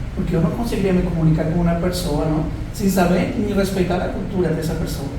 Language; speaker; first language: Portuguese; non-native, fluent; Spanish